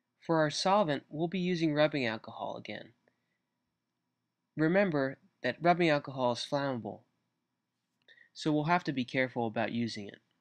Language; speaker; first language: English; native; English